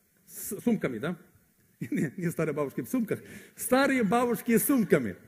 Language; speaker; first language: Russian; non-native, fluent; Swedish